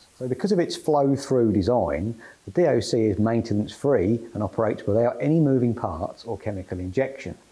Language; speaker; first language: English; native; English